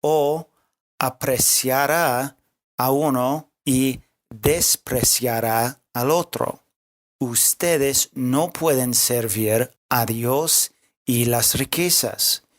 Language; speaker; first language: Spanish; non-native, fluent; English